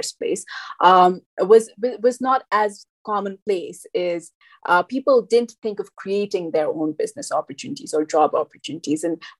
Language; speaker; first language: English; non-native, local second language; Nepali